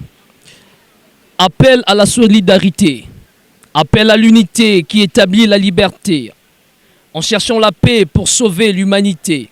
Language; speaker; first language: French; non-native, local second language; Lingala